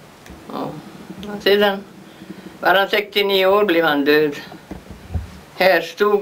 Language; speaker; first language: Swedish; early bilingual, heritage; Swedish